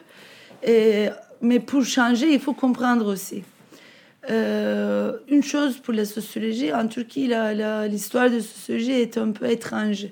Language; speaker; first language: French; non-native, fluent; Turkish